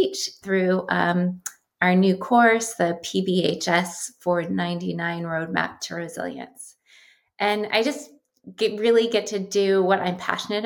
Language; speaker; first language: English; native; English